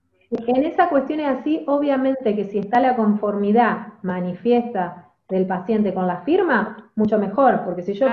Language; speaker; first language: Spanish; native; Spanish